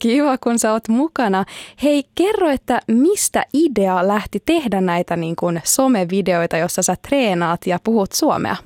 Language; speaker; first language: Finnish; native; Finnish